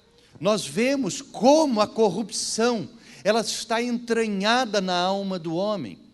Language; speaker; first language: Portuguese; native; Portuguese